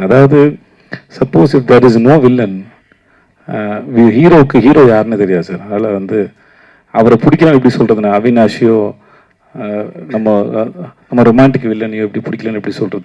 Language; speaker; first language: Tamil; native; Tamil